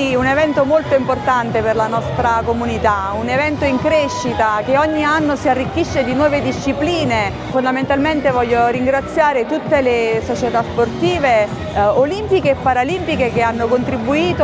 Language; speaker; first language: Italian; native; Italian